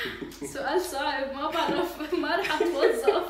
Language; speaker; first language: Arabic; native; Arabic